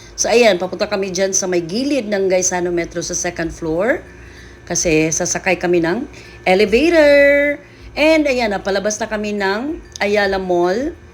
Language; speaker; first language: Filipino; non-native, local second language; Cebuano